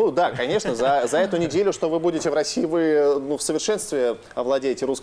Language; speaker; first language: Russian; native; Russian